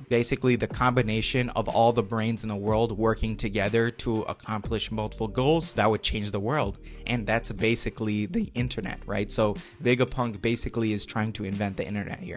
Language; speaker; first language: English; native; English